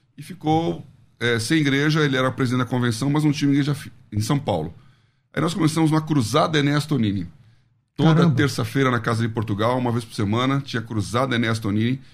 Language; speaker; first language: Portuguese; native; Portuguese